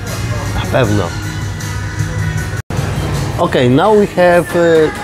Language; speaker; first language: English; non-native, learner; Polish